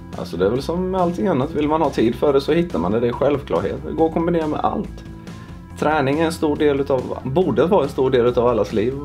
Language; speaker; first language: Swedish; early bilingual, other home language; Russian